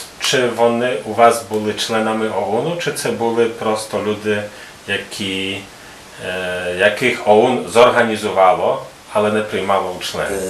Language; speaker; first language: Ukrainian; early bilingual, heritage; Ukrainian